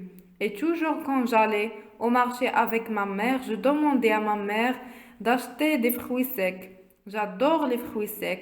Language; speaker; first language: French; non-native, learner; Arabic